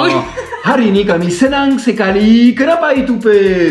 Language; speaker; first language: Indonesian; non-native, learner; French